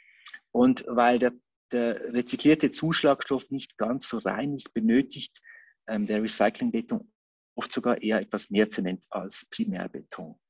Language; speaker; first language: German; native; German